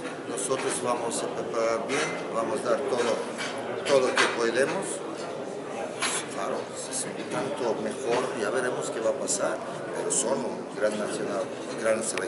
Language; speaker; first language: Spanish; non-native, fluent; Croatian